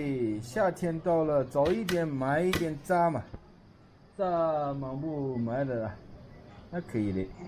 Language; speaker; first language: Chinese; native; Chinese